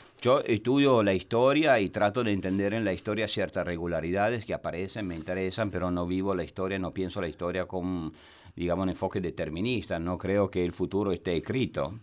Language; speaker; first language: Spanish; non-native, fluent; Italian